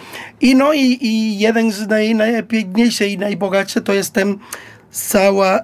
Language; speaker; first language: Polish; non-native, learner; Spanish